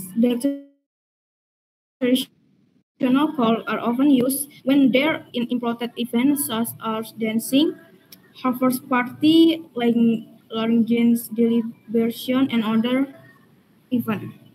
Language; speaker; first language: English; non-native, learner; Indonesian